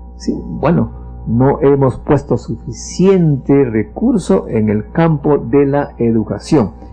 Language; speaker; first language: Spanish; native; Spanish